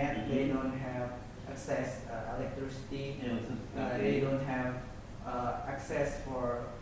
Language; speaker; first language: English; non-native, learner; Indonesian